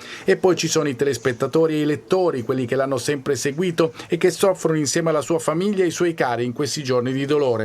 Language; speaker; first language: Italian; native; Italian